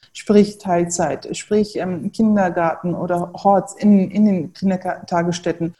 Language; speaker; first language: German; early bilingual, other home language; Turkish